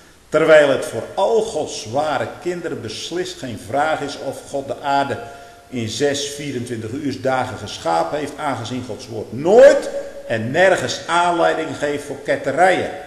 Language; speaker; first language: Dutch; native; Dutch